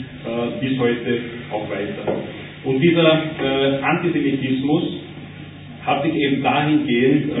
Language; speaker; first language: German; native; German